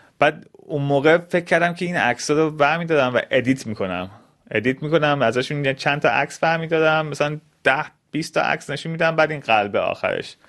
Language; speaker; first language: Persian; early bilingual, heritage; Persian